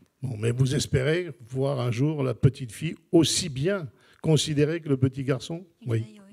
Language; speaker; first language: French; native; French